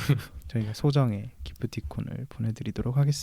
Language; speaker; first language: Korean; native; Korean